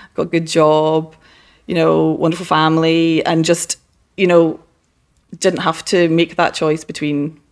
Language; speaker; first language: English; native; English